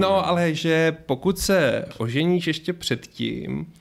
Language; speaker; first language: Czech; native; Czech